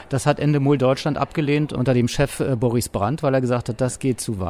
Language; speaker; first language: German; native; German